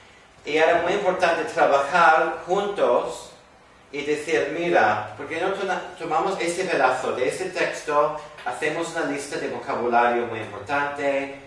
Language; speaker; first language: Spanish; non-native, fluent; English